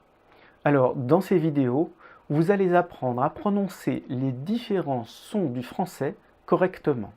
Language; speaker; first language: French; native; French